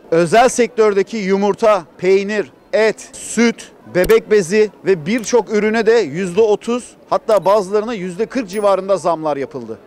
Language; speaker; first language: Turkish; native; Turkish